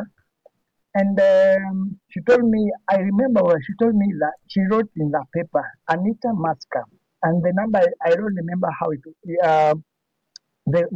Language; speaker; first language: English; non-native, local second language; Swahili